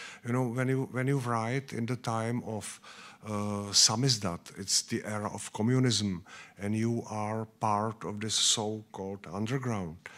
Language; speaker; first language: English; non-native, learner; Czech